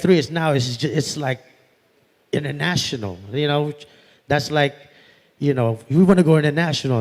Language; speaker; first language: English; non-native, local second language; Pampanga